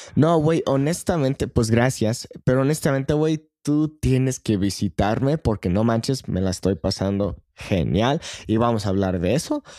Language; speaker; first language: Spanish; non-native, fluent; English